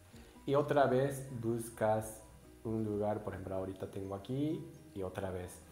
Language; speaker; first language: Spanish; non-native, learner; Japanese